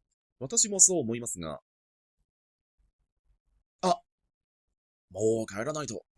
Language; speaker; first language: Japanese; non-native, fluent; Cantonese